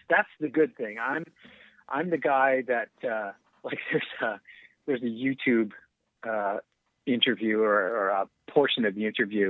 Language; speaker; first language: English; native; English